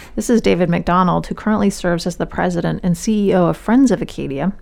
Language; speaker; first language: English; native; English